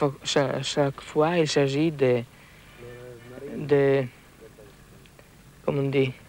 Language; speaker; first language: French; non-native, learner; Italian